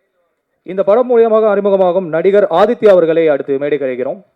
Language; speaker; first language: Tamil; native; Tamil